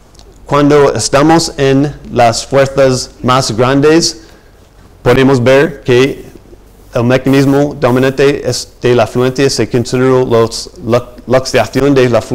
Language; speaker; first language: Spanish; non-native, fluent; English